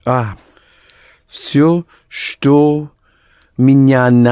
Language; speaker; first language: Russian; non-native, learner; English